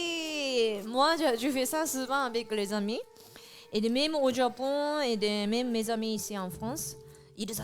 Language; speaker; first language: French; non-native, fluent; Japanese